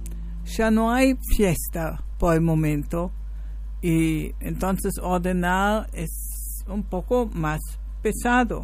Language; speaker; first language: Spanish; non-native, fluent; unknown